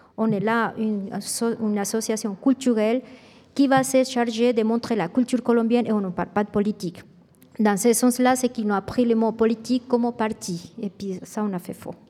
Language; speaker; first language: French; non-native, fluent; Spanish